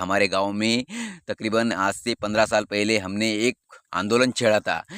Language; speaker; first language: Hindi; non-native, local second language; Marathi